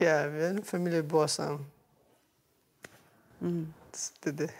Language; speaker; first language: Danish; non-native, learner; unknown